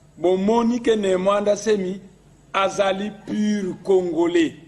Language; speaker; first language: Lingala; non-native, local second language; Kongo